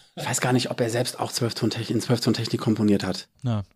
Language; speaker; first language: German; native; German